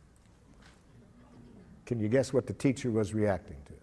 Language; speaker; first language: English; native; English